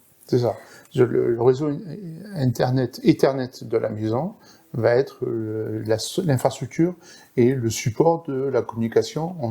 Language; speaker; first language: French; native; French